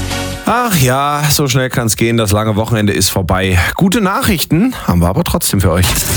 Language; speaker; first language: German; native; German